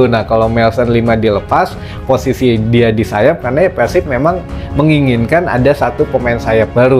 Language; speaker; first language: Indonesian; native; Indonesian